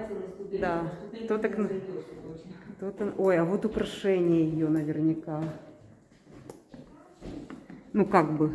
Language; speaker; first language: Russian; native; Russian